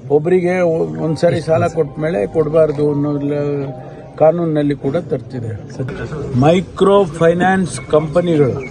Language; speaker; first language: Kannada; native; Kannada